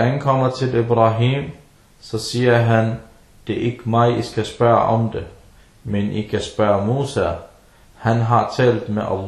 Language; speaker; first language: Danish; early bilingual, other home language; Arabic